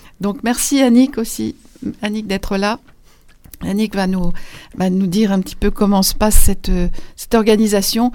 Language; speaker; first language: French; native; French